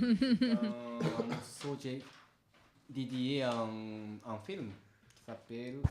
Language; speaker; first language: French; non-native, learner; Japanese